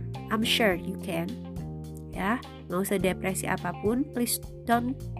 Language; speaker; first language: English; non-native, fluent; Indonesian